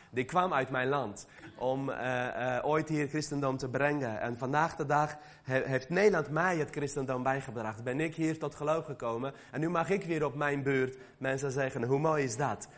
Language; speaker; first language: Dutch; early bilingual, other home language; Armenian